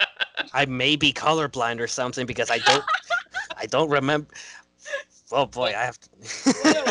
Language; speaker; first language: English; non-native, fluent; Spanish